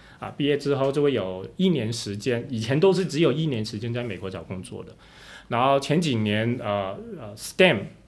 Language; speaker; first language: Chinese; non-native, local second language; Cantonese